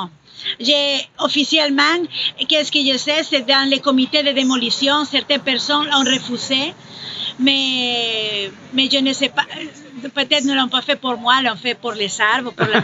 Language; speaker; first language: French; non-native, fluent; Spanish